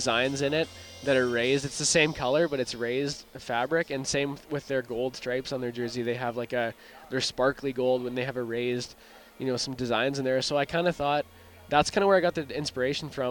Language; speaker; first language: English; native; English